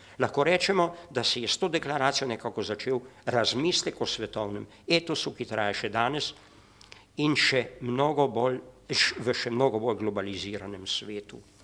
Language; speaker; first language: Slovenian; native; Slovenian